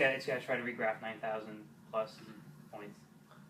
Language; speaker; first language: English; native; English